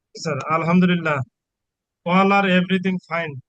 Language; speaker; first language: English; non-native, learner; Bangla